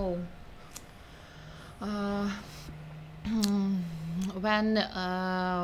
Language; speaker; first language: English; non-native, learner; Ukrainian